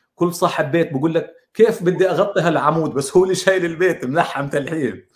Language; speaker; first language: Arabic; native; Arabic